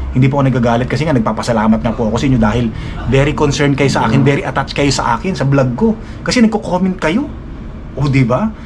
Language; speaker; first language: Filipino; native; Filipino